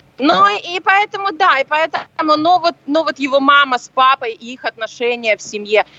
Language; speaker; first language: Russian; native; Russian